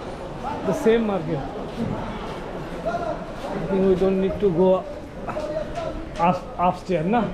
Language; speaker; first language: English; non-native, local second language; Bangla